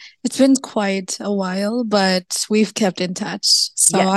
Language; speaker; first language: English; non-native, local second language; Cebuano